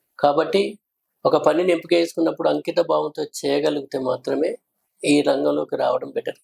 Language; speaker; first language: Telugu; native; Telugu